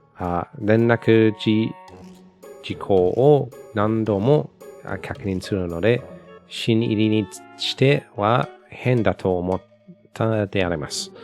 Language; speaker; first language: Japanese; non-native, learner; English